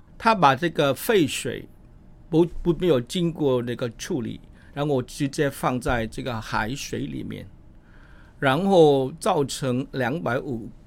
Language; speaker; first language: Chinese; non-native, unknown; Vietnamese